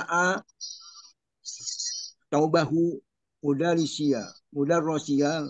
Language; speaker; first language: Arabic; non-native, learner; Indonesian